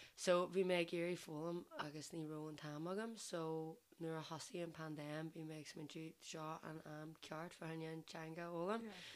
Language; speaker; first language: Irish; non-native, local second language; English